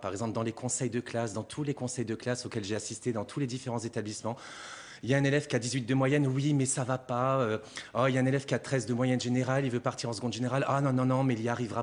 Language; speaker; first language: French; native; French